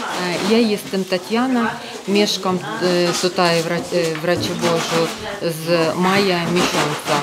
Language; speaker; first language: Polish; non-native, learner; Ukrainian